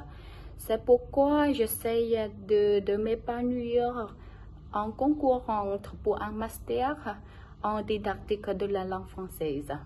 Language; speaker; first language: French; non-native, local second language; Khmer